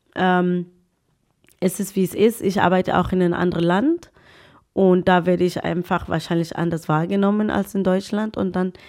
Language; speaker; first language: German; non-native, fluent; Tswana